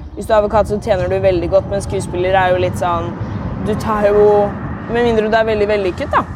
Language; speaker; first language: Norwegian; native; Norwegian